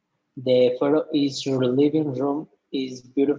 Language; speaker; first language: English; non-native, learner; Spanish